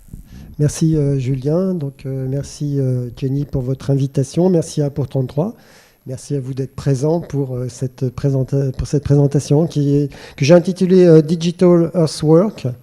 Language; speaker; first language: French; native; French